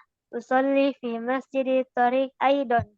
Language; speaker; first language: Arabic; non-native, learner; Indonesian